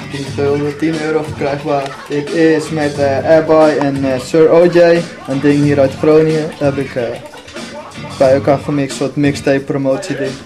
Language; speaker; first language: Dutch; early bilingual, other home language; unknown